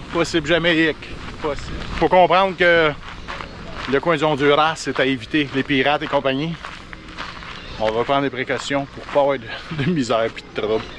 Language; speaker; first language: French; native; French